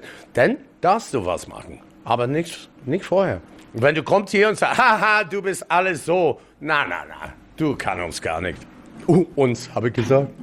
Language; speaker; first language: German; non-native, learner; English